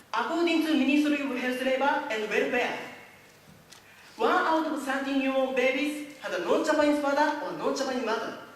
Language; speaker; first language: English; non-native, learner; Japanese